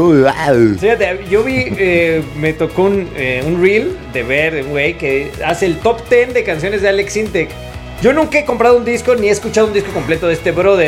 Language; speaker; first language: Spanish; native; Spanish